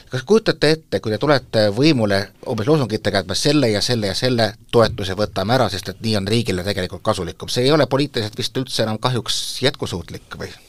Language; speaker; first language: Estonian; native; Estonian